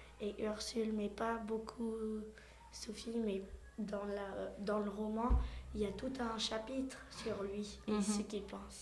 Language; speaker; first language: French; early bilingual, heritage; French